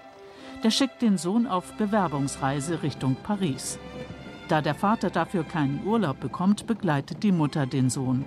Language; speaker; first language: German; native; German